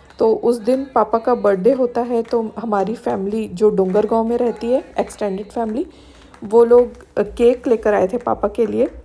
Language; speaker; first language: Hindi; native; Hindi